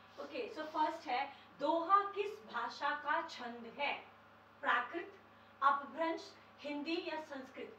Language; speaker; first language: Hindi; native; Hindi